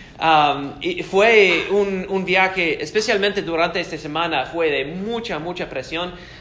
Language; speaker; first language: Spanish; non-native, fluent; English